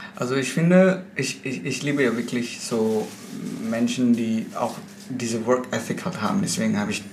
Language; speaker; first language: German; non-native, fluent; Indonesian